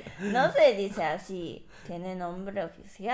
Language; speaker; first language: Spanish; non-native, fluent; Japanese